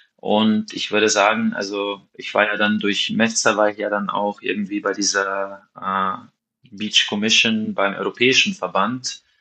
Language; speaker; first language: German; non-native, fluent; Slovenian